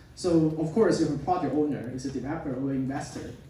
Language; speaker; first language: English; non-native, fluent; Chinese